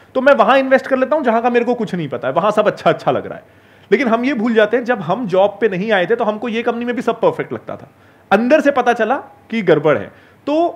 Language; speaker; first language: Hindi; native; Hindi